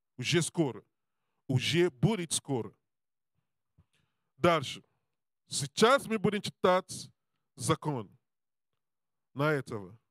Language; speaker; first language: Russian; non-native, learner; Serbian